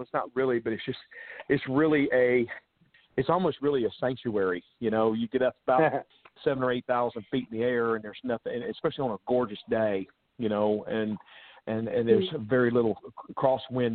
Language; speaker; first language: English; native; English